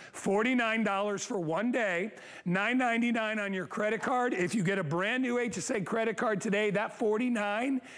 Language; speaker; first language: English; native; English